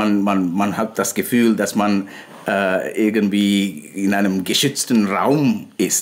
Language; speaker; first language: German; non-native, fluent; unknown